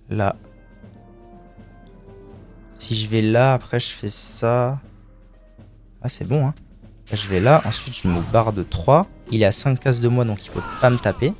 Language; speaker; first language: French; native; French